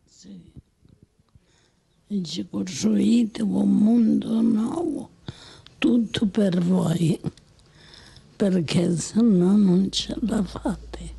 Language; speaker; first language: Italian; non-native, local second language; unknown